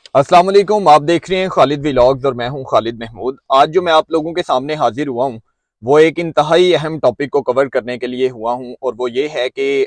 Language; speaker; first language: Urdu; non-native, local second language; Punjabi